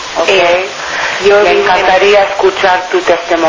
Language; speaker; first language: Spanish; non-native, fluent; English